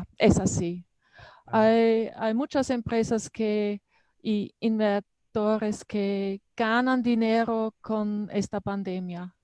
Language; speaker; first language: Spanish; non-native, learner; German